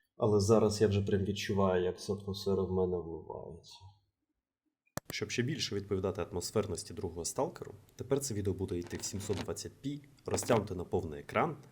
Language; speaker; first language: Ukrainian; non-native, local second language; Russian